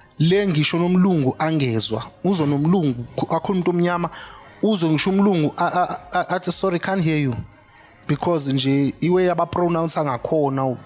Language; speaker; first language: Zulu; native; Zulu